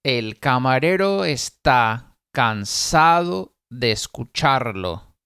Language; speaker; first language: Spanish; non-native, fluent; English